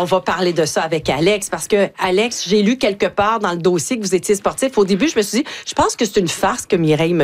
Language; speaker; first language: French; native; French